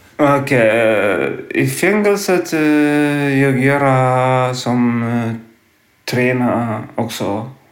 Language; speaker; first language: Swedish; non-native, learner; Tigrinya